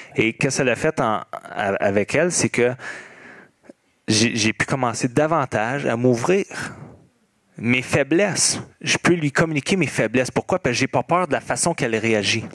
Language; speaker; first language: French; native; French